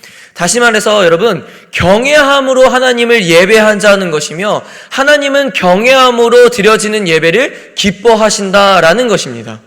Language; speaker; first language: Korean; native; Korean